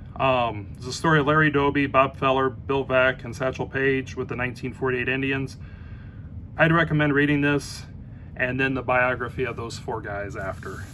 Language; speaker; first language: English; native; English